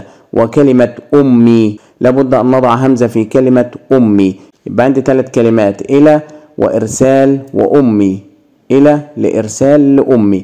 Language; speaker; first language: Arabic; native; Arabic